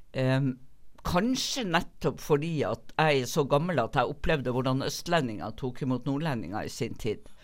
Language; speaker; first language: Norwegian; native; Norwegian